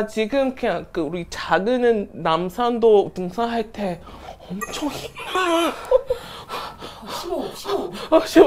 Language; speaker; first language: Korean; non-native, learner; English